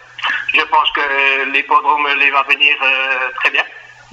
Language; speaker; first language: French; non-native, fluent; Spanish